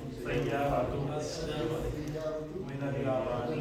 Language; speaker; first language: Arabic; non-native, fluent; Urdu